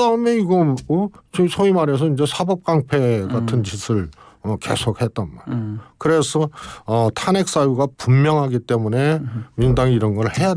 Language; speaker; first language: Korean; native; Korean